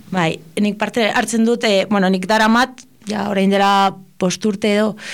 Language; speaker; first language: Basque; non-native, local second language; Spanish